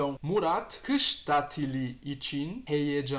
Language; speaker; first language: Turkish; non-native, fluent; Portuguese